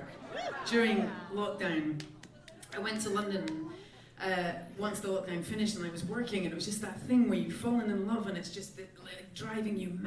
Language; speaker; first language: English; native; English